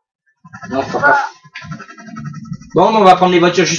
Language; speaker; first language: French; native; French